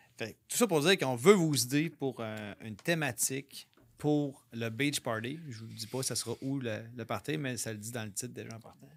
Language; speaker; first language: French; native; French